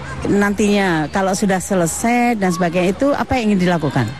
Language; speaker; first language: Indonesian; native; Indonesian